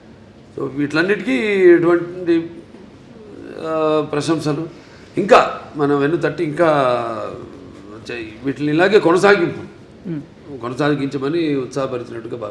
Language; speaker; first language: Telugu; native; Telugu